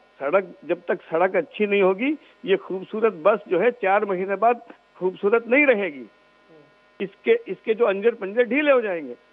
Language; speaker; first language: Urdu; non-native, local second language; Sindhi